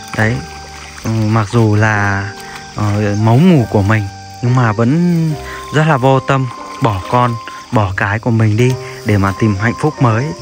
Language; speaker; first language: Vietnamese; native; Vietnamese